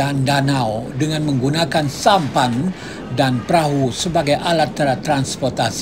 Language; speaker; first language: Malay; native; Malay